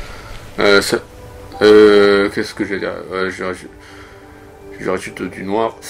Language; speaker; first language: French; non-native, fluent; Japanese